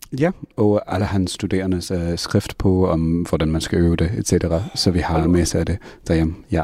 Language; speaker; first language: Danish; non-native, fluent; English